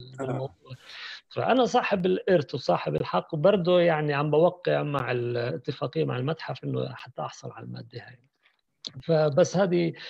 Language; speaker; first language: Arabic; native; Arabic